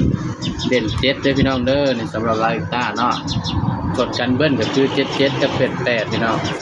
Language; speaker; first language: Thai; non-native, local second language; Northeastern Thai